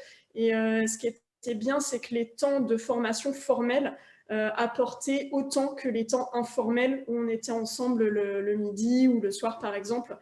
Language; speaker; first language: French; native; French